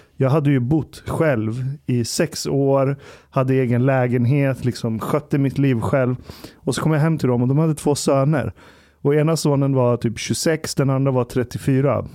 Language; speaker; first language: Swedish; early bilingual, other home language; Persian